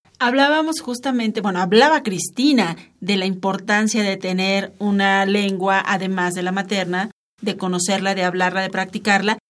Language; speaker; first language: Spanish; native; Spanish